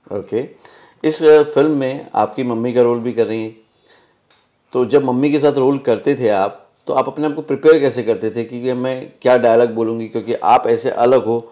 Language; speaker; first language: Hindi; native; Hindi